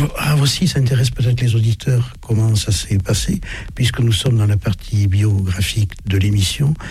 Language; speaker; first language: French; early bilingual, other home language; German